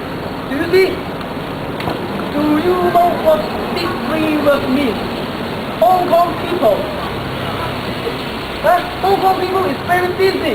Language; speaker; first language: English; non-native, learner; Cantonese